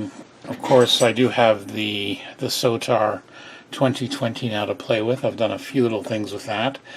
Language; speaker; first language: English; native; English